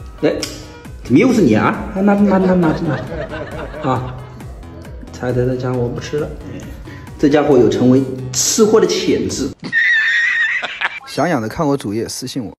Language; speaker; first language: Chinese; native; Chinese